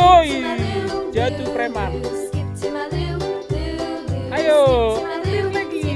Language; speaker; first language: Indonesian; non-native, local second language; Batak Toba